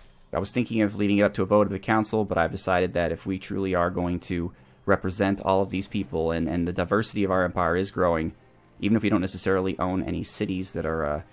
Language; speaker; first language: English; native; English